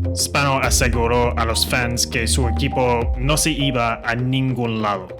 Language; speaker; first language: Spanish; non-native, fluent; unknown